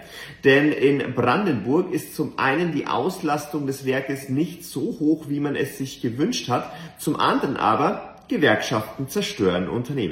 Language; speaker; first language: German; native; German